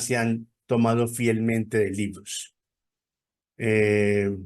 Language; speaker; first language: Spanish; native; Spanish